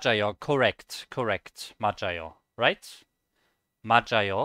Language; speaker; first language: Korean; non-native, learner; German